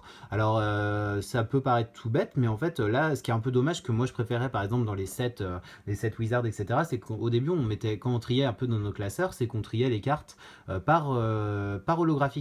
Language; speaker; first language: French; native; French